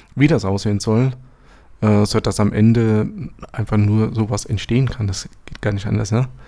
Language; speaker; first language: German; native; German